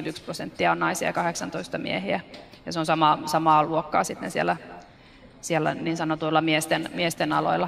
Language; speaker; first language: Finnish; native; Finnish